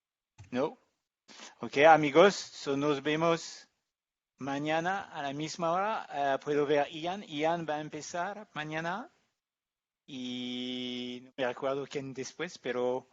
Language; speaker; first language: Spanish; non-native, learner; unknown